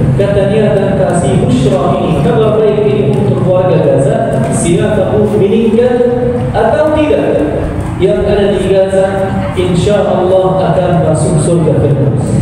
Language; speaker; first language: Indonesian; non-native, fluent; Arabic